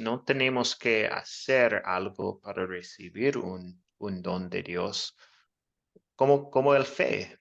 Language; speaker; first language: Spanish; non-native, fluent; English